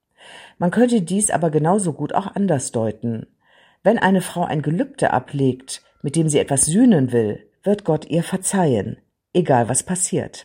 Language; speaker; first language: German; native; German